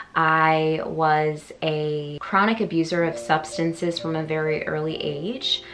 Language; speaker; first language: English; native; English